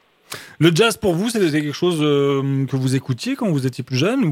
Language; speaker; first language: French; native; French